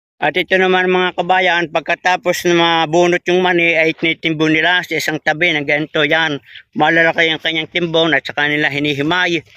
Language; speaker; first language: Filipino; native; Filipino